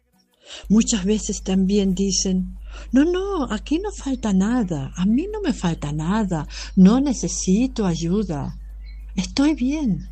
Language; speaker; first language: Spanish; non-native, fluent; German